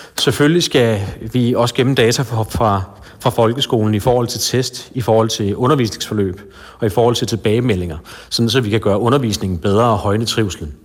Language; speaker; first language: Danish; native; Danish